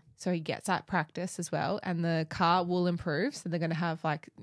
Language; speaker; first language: English; native; English